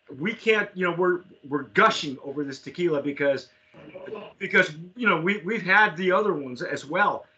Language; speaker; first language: English; native; English